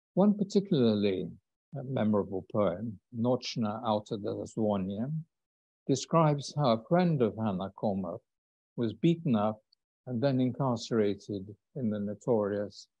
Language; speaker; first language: English; native; English